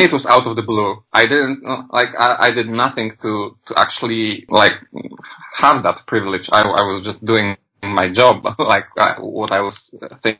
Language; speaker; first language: English; non-native, fluent; Polish